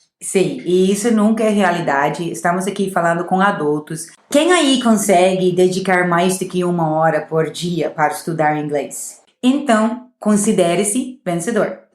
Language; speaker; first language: Portuguese; non-native, fluent; English